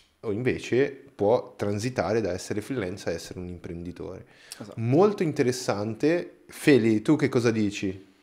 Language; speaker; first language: Italian; non-native, fluent; Portuguese